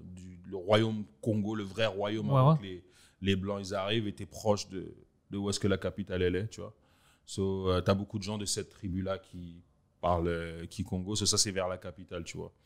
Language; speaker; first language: French; native; French